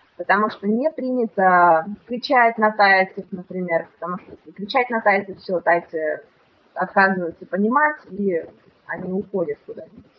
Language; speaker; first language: Russian; native; Russian